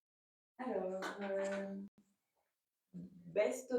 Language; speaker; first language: Spanish; non-native, learner; French